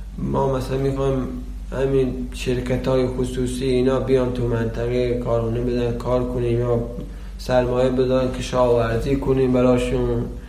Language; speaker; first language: Persian; non-native, local second language; Baluchi